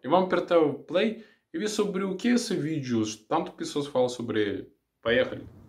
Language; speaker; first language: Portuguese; non-native, learner; Russian